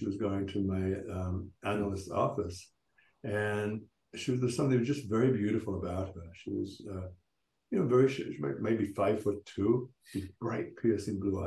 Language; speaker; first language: English; native; English